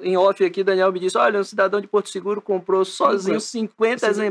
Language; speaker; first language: Portuguese; native; Portuguese